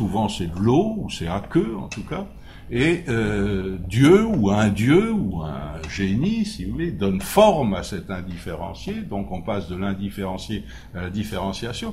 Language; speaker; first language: French; native; French